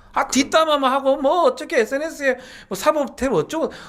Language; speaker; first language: Korean; native; Korean